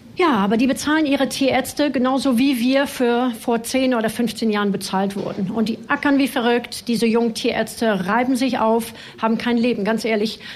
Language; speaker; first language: German; non-native, fluent; French